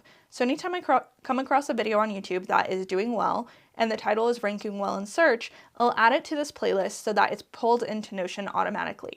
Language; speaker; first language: English; native; English